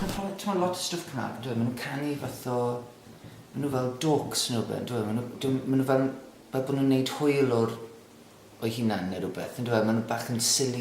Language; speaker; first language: Welsh; native; Welsh